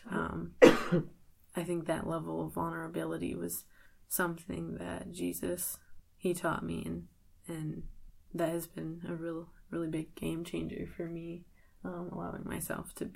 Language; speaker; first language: English; native; English